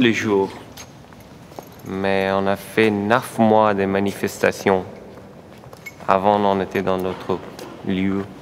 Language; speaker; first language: French; non-native, learner; Persian